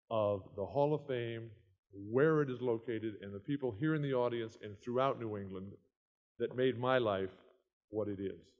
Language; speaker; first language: English; native; English